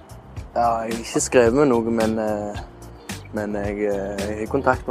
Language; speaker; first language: Swedish; non-native, learner; Norwegian